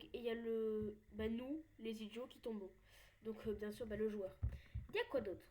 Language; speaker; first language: French; native; French